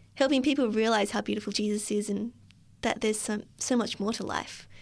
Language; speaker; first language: English; native; English